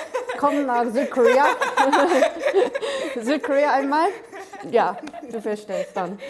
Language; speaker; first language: German; non-native, fluent; Korean